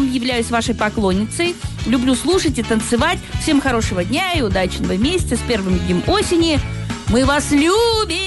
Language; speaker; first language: Russian; native; Russian